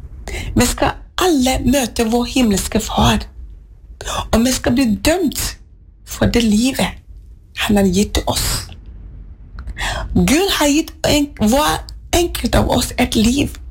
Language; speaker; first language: Swedish; non-native, learner; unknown